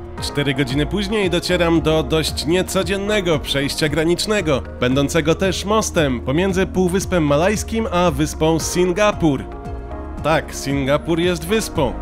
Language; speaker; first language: Polish; native; Polish